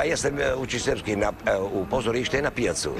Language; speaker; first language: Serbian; non-native, learner; Italian